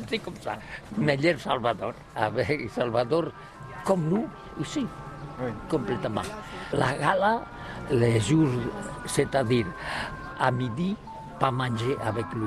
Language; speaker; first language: French; non-native, learner; Catalan